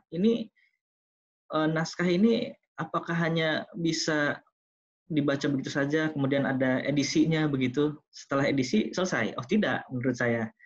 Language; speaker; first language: Indonesian; non-native, local second language; Sundanese